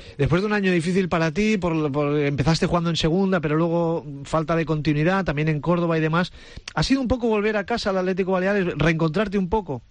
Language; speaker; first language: Spanish; native; Spanish